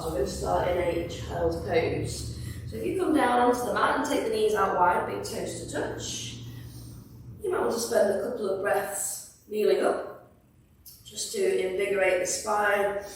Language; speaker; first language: English; native; English